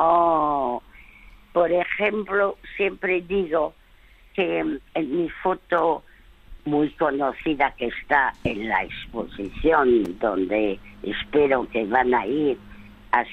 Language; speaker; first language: Spanish; early bilingual, other home language; French